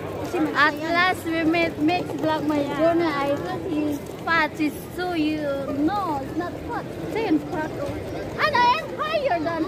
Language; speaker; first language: English; non-native, learner; Filipino